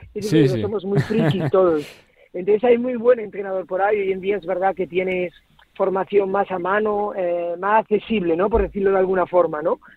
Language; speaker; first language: Spanish; native; Spanish